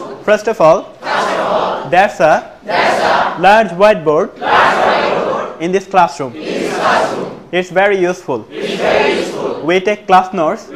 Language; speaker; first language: English; non-native, fluent; Bangla